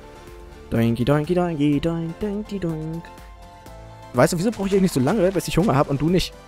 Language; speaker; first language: German; native; German